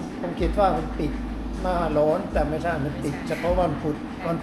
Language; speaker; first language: Thai; non-native, fluent; Norwegian